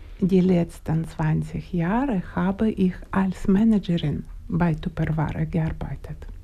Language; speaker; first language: German; non-native, learner; Russian